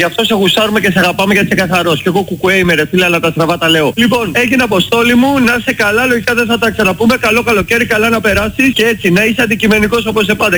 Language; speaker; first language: Greek; native; Greek